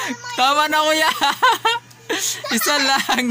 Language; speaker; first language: Filipino; native; Filipino